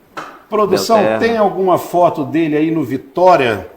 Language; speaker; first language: Portuguese; native; Portuguese